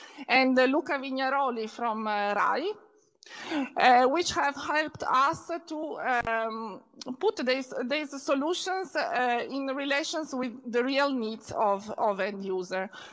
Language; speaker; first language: English; non-native, fluent; Italian